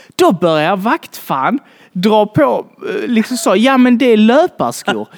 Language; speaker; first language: Swedish; native; Swedish